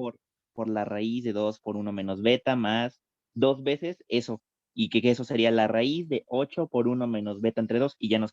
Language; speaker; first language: Spanish; native; Spanish